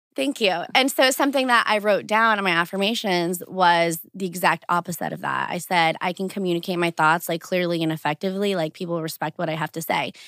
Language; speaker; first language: English; early bilingual, other home language; Portuguese